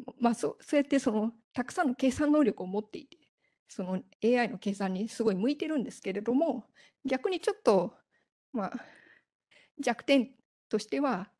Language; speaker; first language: Japanese; native; Japanese